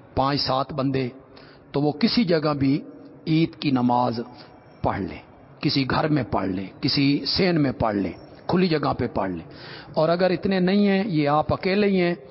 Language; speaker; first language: Urdu; non-native, local second language; Punjabi